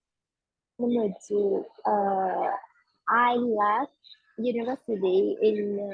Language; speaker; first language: English; non-native, learner; Vietnamese